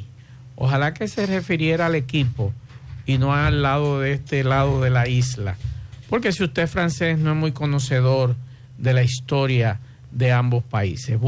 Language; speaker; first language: Spanish; native; Spanish